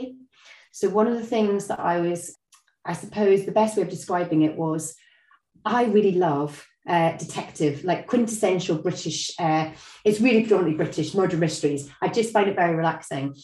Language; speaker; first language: English; native; English